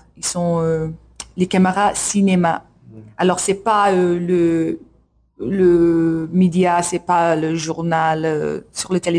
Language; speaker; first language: French; non-native, learner; English